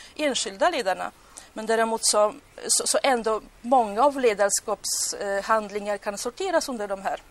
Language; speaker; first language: Swedish; non-native, fluent; Polish